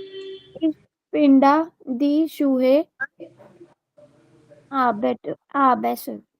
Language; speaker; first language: German; non-native, learner; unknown